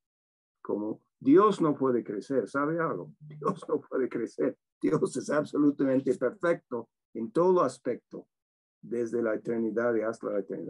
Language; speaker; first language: Spanish; non-native, fluent; English